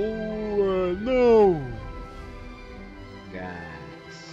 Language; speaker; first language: English; non-native, learner; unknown